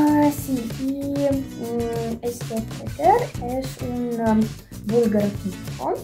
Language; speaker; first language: Spanish; non-native, fluent; Russian